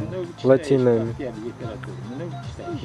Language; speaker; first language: Russian; non-native, local second language; Uyghur